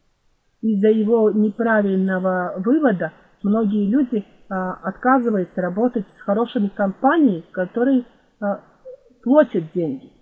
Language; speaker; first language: Russian; non-native, fluent; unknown